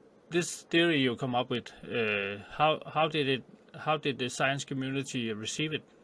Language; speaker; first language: English; non-native, fluent; Danish